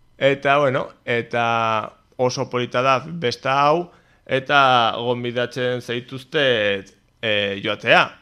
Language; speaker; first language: Basque; non-native, local second language; Spanish